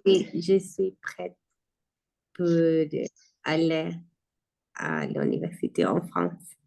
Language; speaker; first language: French; non-native, learner; Spanish